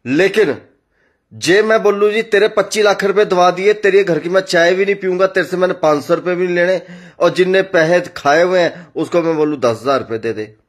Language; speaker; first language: Hindi; non-native, local second language; Punjabi